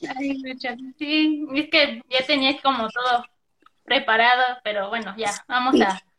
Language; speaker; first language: Spanish; native; Spanish